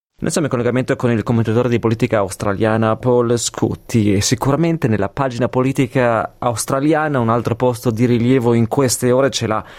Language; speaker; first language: Italian; native; Italian